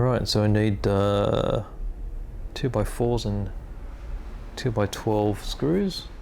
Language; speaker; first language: English; native; English